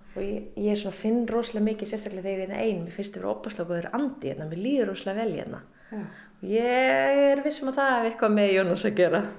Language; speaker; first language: Icelandic; native; Icelandic